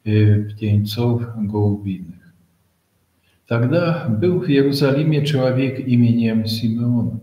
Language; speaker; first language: Russian; non-native, fluent; Polish